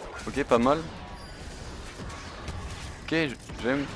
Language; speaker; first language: French; native; French